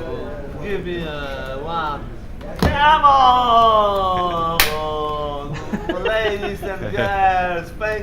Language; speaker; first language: English; non-native, learner; Polish